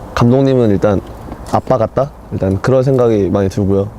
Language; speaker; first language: Korean; native; Korean